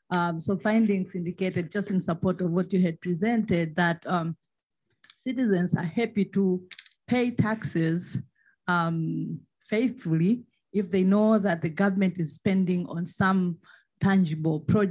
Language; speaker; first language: English; non-native, local second language; Swahili